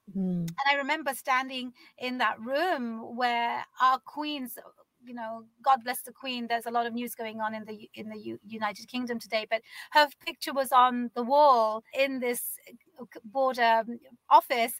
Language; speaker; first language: English; native; English